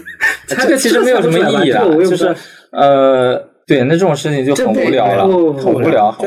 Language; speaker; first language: Chinese; native; Chinese